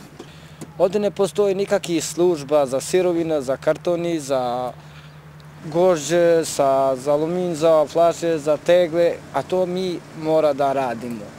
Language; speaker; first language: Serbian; non-native, local second language; Romany